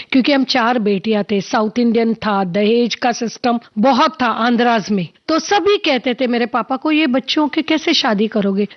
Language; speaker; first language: Hindi; non-native, local second language; Telugu